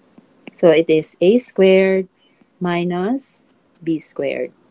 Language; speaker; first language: English; non-native, local second language; Filipino